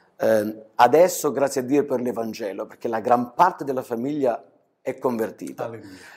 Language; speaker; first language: Italian; native; Italian